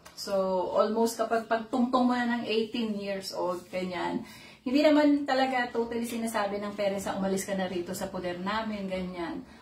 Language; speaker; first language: Filipino; native; Filipino